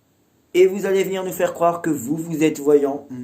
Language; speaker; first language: French; native; French